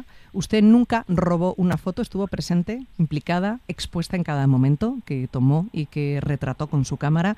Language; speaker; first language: Spanish; native; Spanish